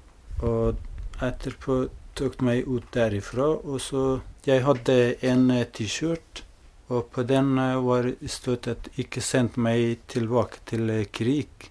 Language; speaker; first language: Norwegian; non-native, fluent; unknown